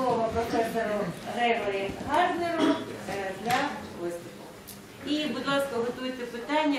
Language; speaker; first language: Ukrainian; non-native, local second language; Russian